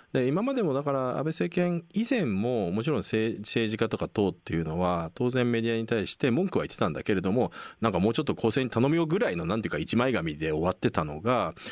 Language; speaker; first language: Japanese; native; Japanese